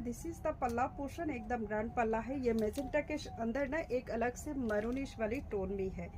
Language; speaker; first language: Hindi; non-native, local second language; Bangla